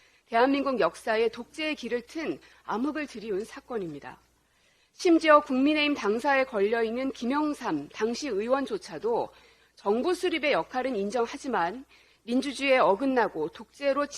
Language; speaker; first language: Korean; native; Korean